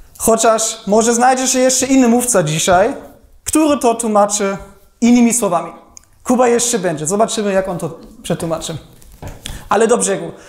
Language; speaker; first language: Polish; non-native, fluent; German